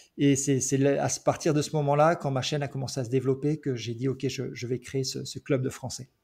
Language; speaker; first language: French; native; French